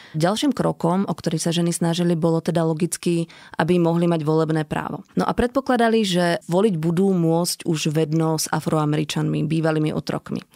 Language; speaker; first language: Slovak; native; Slovak